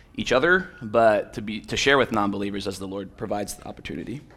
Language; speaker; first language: English; native; English